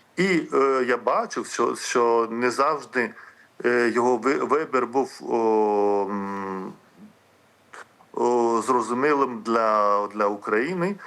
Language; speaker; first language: Ukrainian; non-native, fluent; Lithuanian